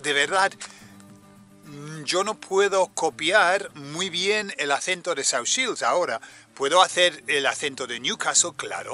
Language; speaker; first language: Spanish; native; Spanish